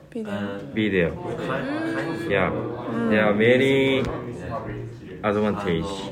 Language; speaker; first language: English; non-native, learner; Japanese